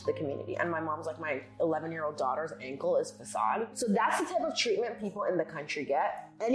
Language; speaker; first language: English; early bilingual, other home language; Persian